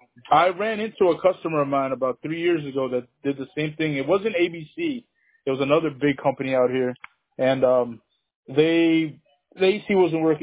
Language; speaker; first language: English; early bilingual, other home language; Spanish